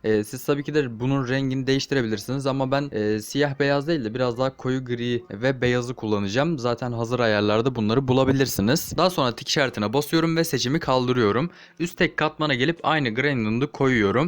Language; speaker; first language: Turkish; native; Turkish